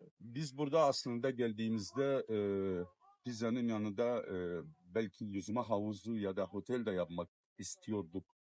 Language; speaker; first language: Turkish; non-native, fluent; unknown